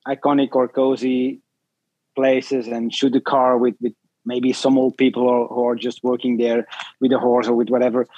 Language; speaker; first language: English; non-native, fluent; Dutch